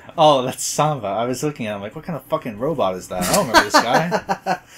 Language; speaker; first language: English; native; English